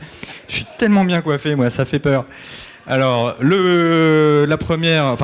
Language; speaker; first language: French; native; French